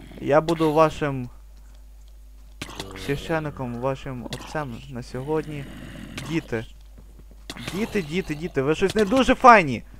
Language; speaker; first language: Ukrainian; native; Ukrainian